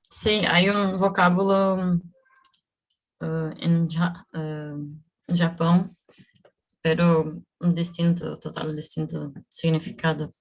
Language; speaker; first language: Spanish; non-native, learner; Portuguese